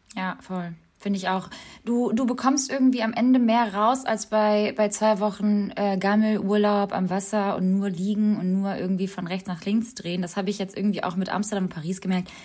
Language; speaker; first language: German; early bilingual, other home language; Albanian